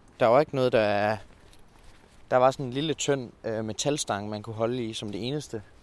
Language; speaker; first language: Danish; native; Danish